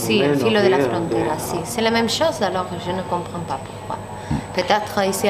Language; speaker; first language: French; non-native, learner; Spanish